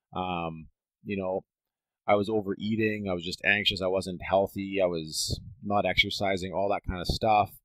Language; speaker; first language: English; native; English